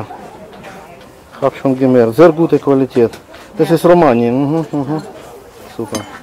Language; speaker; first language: German; non-native, learner; Russian